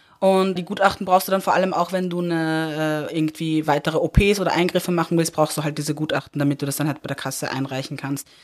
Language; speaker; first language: German; early bilingual, other home language; Persian